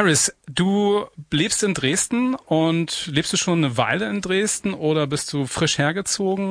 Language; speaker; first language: German; native; German